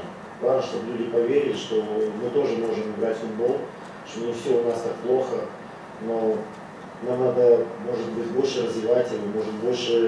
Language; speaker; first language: Russian; native; Russian